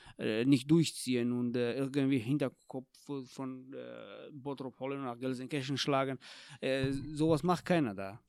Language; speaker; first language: German; non-native, fluent; Tajik